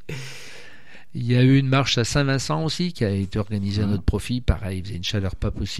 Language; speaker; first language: French; native; French